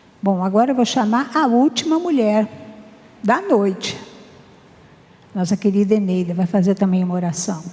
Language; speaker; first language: Portuguese; native; Portuguese